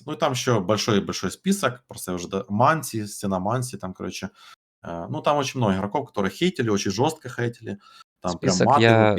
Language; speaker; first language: Russian; native; Russian